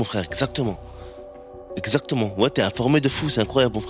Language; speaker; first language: French; native; French